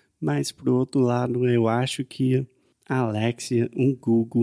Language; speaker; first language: Portuguese; non-native, fluent; English